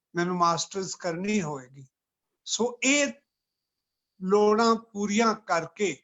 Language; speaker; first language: Hindi; non-native, local second language; Punjabi